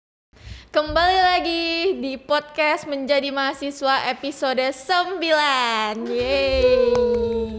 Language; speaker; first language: Indonesian; native; Indonesian